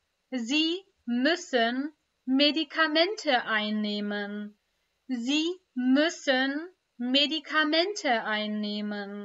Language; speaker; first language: German; non-native, fluent; Urdu